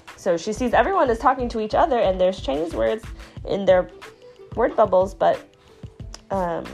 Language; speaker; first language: English; non-native, fluent; Chinese